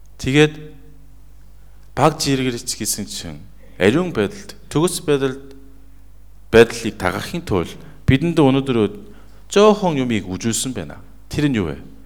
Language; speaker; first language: Mongolian; non-native, fluent; Korean